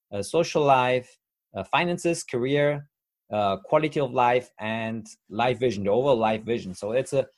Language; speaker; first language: English; non-native, fluent; French